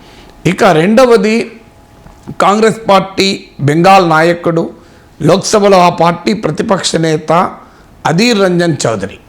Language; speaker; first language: Telugu; native; Telugu